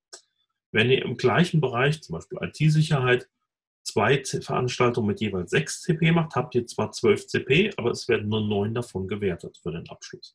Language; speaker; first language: German; native; German